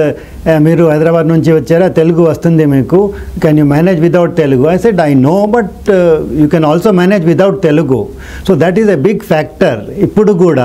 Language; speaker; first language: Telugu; non-native, local second language; Rajasthani